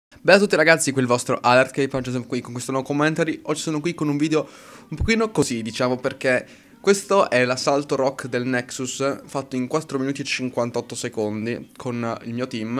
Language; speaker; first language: Italian; native; Italian